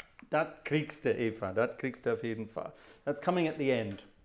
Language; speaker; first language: German; non-native, fluent; English